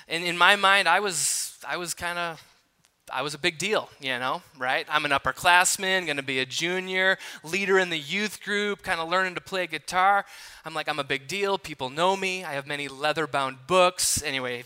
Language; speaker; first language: English; native; English